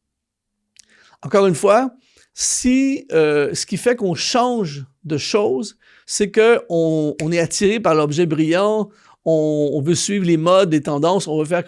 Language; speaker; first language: French; native; French